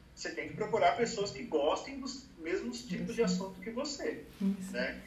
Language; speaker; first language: Portuguese; native; Portuguese